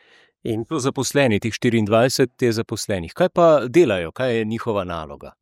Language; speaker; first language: Slovenian; native; Slovenian